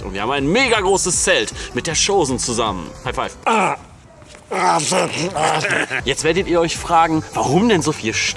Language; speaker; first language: German; native; German